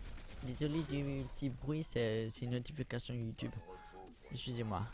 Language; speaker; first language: French; native; French